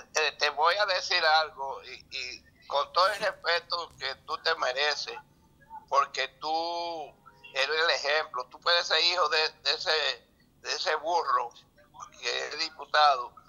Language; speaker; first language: Spanish; native; Spanish